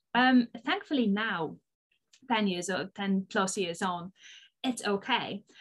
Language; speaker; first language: English; non-native, fluent; Polish